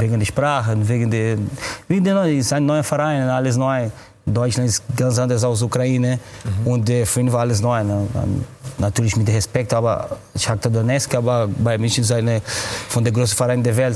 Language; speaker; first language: German; non-native, fluent; Portuguese